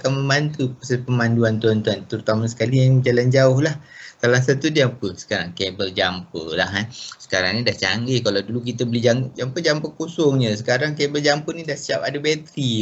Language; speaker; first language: Malay; native; Malay